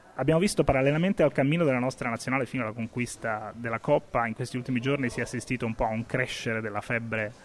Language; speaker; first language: Italian; native; Italian